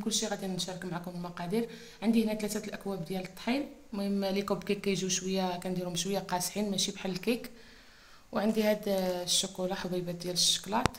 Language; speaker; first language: Arabic; native; Arabic